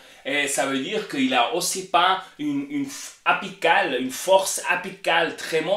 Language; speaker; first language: French; non-native, learner; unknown